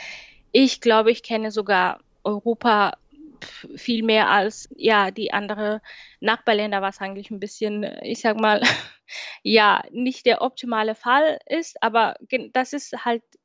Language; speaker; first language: German; non-native, fluent; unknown